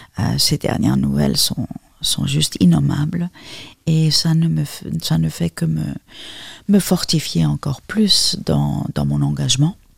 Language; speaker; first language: French; non-native, fluent; Spanish